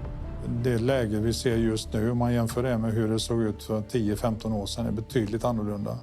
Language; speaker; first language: Swedish; native; Swedish